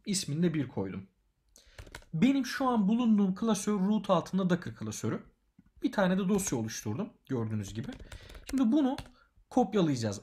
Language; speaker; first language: Turkish; native; Turkish